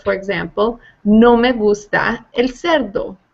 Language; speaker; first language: Spanish; non-native, fluent; English